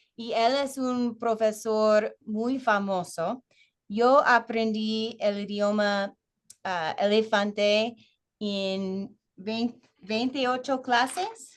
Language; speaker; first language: Spanish; non-native, learner; English